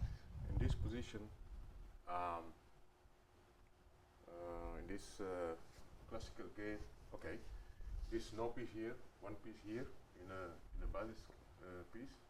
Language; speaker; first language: English; non-native, learner; Wolof